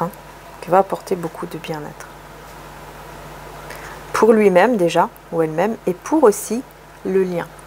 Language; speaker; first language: French; native; French